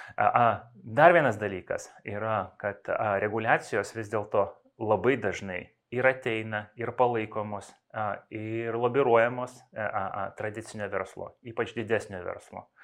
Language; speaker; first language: Lithuanian; non-native, local second language; Russian